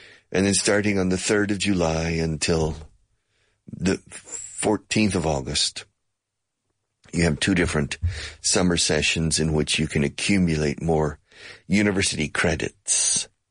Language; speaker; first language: English; native; English